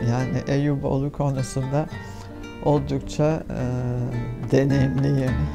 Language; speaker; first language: Turkish; non-native, fluent; French